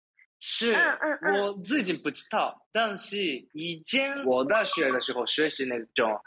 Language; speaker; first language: Chinese; non-native, learner; Japanese